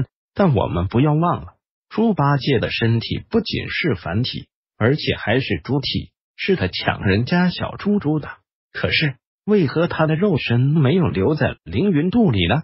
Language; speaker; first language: Chinese; native; Chinese